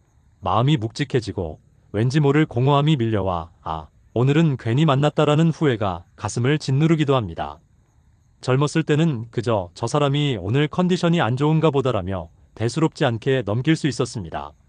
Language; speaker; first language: Korean; native; Korean